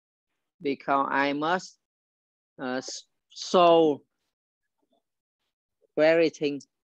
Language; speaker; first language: English; non-native, learner; Vietnamese